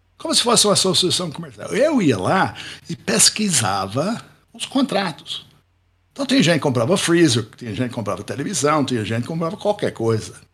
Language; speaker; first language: Portuguese; non-native, fluent; English